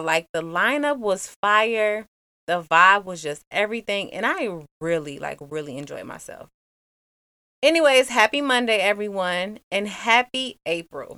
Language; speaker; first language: English; native; English